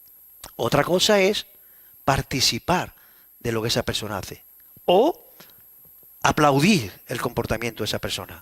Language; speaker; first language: Spanish; native; Spanish